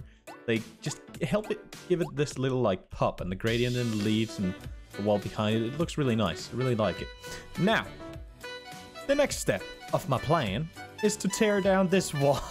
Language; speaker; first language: English; native; English